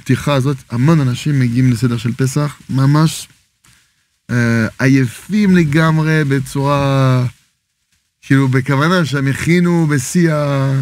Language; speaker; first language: Hebrew; non-native, fluent; French